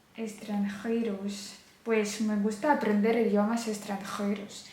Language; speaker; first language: Spanish; non-native, fluent; Ukrainian